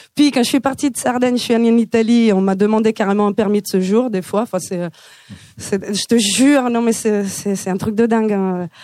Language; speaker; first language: French; non-native, fluent; Italian